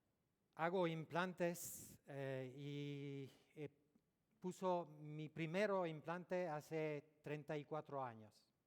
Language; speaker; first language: Spanish; non-native, learner; French